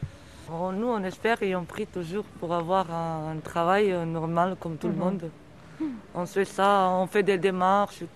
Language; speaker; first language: French; early bilingual, other home language; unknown